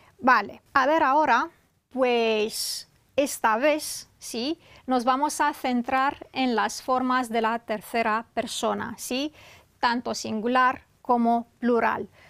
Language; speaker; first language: Spanish; non-native, fluent; Romanian